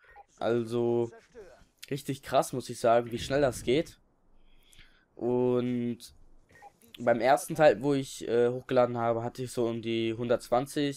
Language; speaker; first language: German; native; German